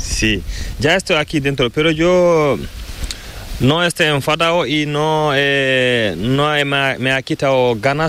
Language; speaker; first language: Spanish; non-native, learner; Fula